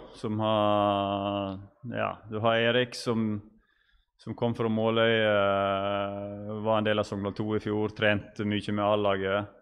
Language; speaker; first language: Norwegian; native; Norwegian